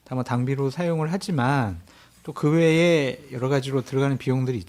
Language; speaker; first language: Korean; native; Korean